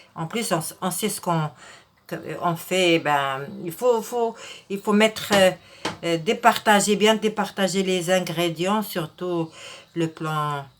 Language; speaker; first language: French; non-native, local second language; Arabic